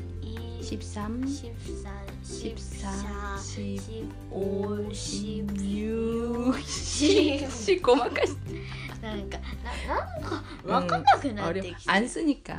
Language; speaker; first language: Korean; early bilingual, heritage; Japanese